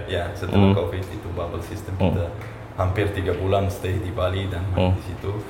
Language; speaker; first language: Indonesian; non-native, fluent; Uzbek